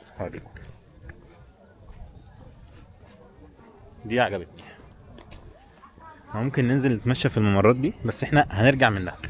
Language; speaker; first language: Arabic; native; Arabic